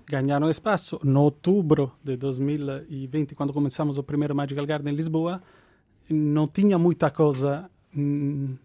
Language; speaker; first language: Portuguese; non-native, fluent; Italian